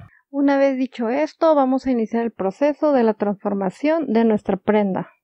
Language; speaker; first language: Spanish; native; Spanish